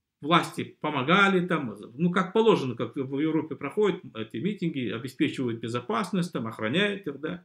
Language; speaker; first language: Russian; native; Russian